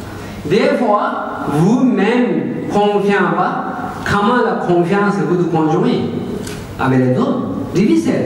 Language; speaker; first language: French; non-native, learner; Tibetan